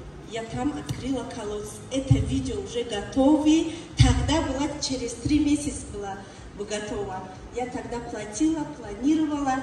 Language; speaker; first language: Russian; non-native, learner; Tajik